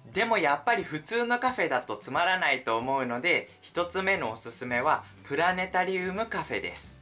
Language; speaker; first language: Japanese; native; Japanese